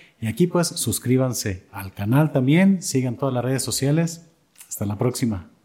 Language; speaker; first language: Spanish; native; Spanish